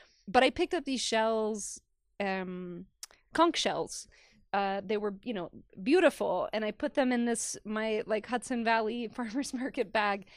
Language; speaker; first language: English; early bilingual, other home language; Spanish